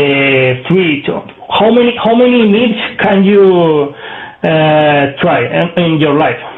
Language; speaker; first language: English; non-native, learner; Spanish